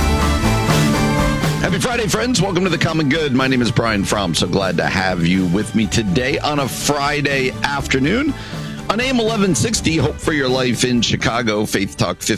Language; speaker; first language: English; native; English